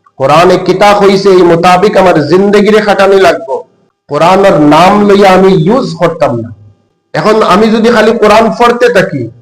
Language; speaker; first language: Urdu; non-native, local second language; Bangla